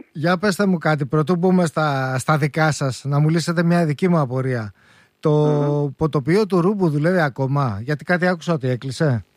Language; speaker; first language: Greek; native; Greek